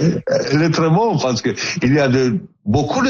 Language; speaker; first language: French; non-native, learner; Italian